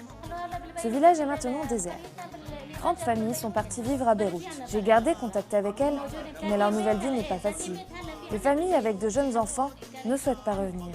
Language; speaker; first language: French; native; French